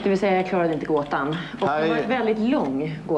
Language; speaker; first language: Swedish; native; Swedish